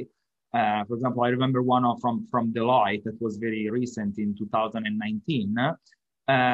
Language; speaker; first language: English; non-native, fluent; Italian